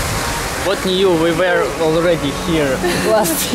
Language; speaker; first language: English; non-native, learner; Russian